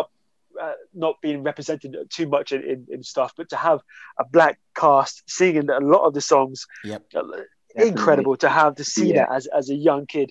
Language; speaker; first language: English; native; English